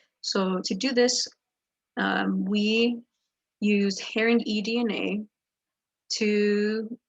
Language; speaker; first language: English; native; English